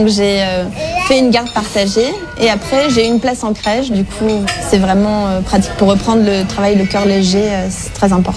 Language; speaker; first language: French; native; French